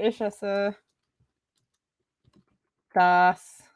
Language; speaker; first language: German; non-native, learner; English